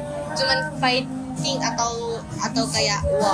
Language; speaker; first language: Indonesian; non-native, learner; Thai